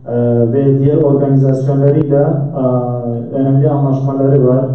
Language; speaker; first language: Turkish; non-native, fluent; Central Kurdish